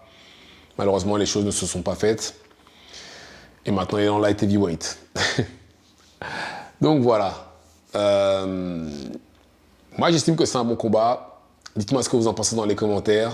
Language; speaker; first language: French; native; French